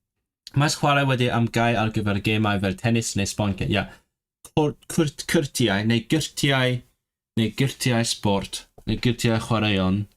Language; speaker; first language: Welsh; non-native, learner; Cantonese